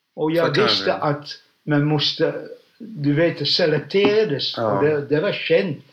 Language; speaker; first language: Swedish; non-native, learner; Dutch